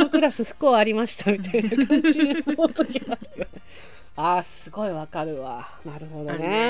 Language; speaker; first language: Japanese; native; Japanese